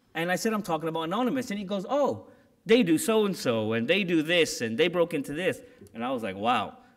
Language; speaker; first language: English; native; English